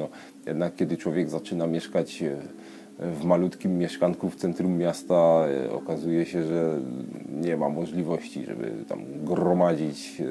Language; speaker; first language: Polish; native; Polish